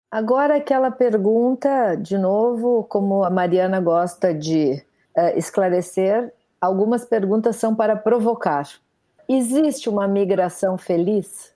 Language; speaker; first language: Portuguese; native; Portuguese